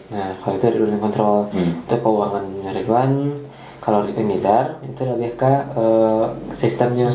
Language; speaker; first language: Indonesian; non-native, local second language; Minangkabau